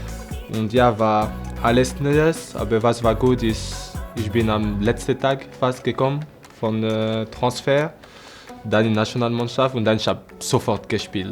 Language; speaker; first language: German; non-native, learner; French